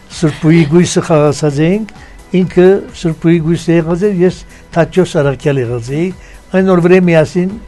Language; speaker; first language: Armenian; early bilingual, heritage; Armenian